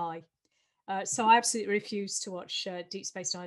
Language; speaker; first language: English; native; English